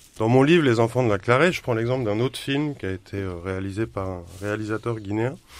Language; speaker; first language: French; native; French